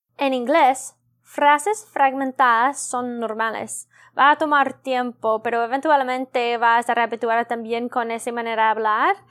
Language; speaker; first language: Spanish; non-native, learner; English